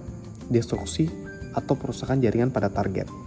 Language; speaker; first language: Indonesian; native; Indonesian